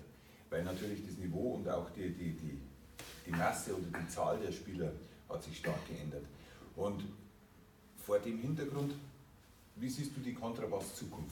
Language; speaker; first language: German; native; German